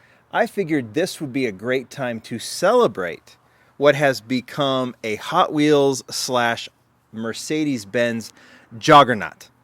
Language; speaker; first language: English; native; English